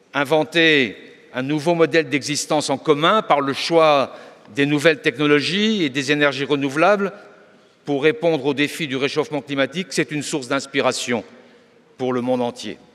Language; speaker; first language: French; native; French